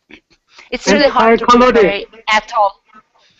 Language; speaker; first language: English; non-native, learner; Turkish